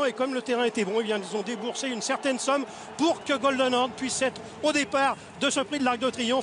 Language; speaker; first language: French; native; French